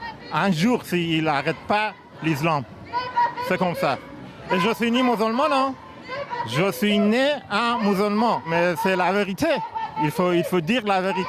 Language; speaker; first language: French; non-native, fluent; Persian